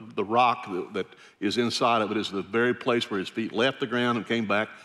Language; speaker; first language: English; native; English